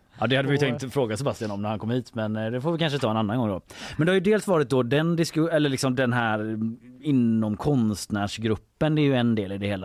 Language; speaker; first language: Swedish; native; Swedish